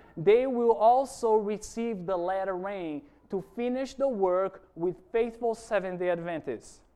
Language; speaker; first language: English; non-native, fluent; Portuguese